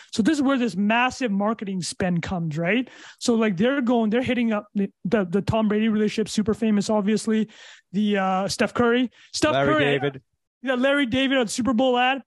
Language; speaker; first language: English; native; English